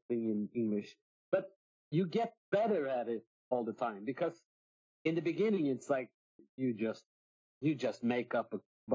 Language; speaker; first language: English; non-native, fluent; Swedish